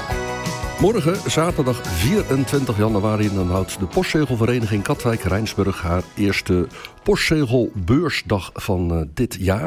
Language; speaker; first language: Dutch; native; Dutch